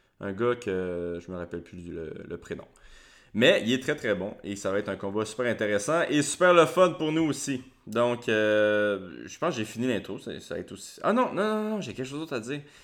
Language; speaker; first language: French; native; French